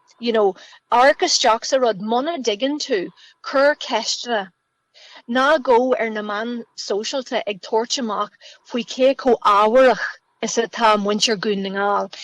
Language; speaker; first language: Irish; native; Irish